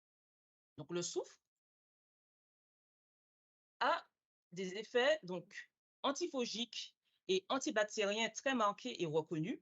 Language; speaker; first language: French; native; French